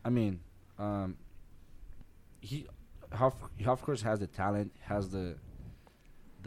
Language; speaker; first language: English; non-native, learner; Portuguese